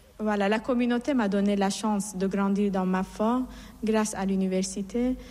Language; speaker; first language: French; non-native, fluent; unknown